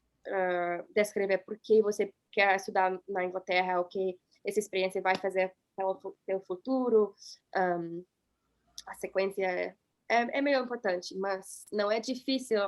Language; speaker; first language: Portuguese; non-native, fluent; English